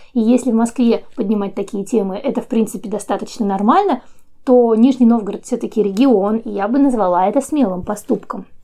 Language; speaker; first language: Russian; native; Russian